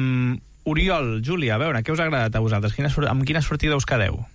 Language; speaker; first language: Catalan; native; Catalan